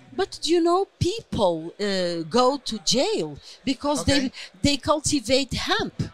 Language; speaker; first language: English; non-native, fluent; Portuguese